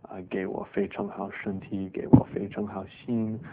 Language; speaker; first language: Chinese; non-native, learner; English